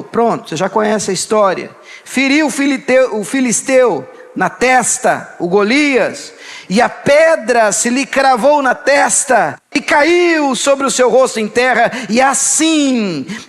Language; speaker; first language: Portuguese; native; Portuguese